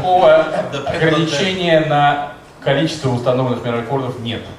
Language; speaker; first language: Russian; native; Russian